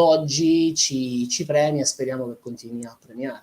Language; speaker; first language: Italian; native; Italian